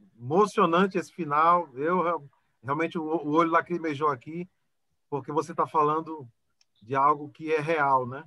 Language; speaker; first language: Portuguese; native; Portuguese